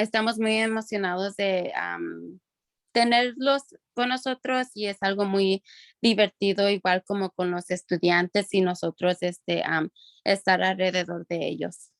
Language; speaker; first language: Spanish; early bilingual, other home language; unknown